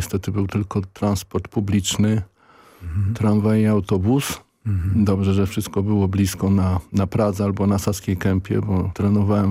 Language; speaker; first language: Polish; native; Polish